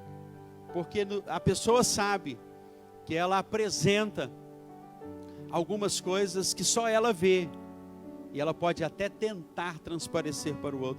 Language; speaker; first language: Portuguese; native; Portuguese